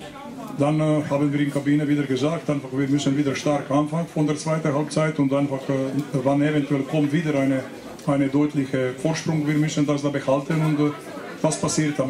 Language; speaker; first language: German; non-native, fluent; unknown